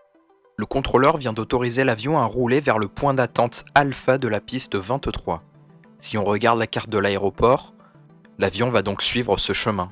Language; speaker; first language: French; native; French